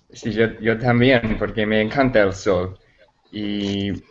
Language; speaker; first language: Spanish; non-native, learner; English